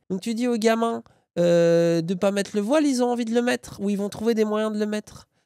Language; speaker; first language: French; native; French